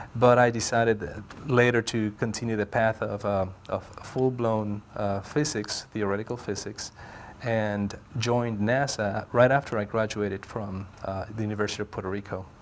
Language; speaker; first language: English; non-native, local second language; Spanish